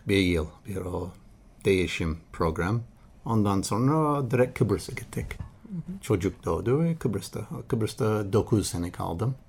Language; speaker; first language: Turkish; non-native, learner; English